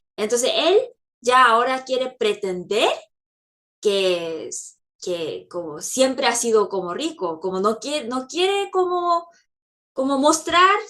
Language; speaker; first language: Spanish; non-native, fluent; Korean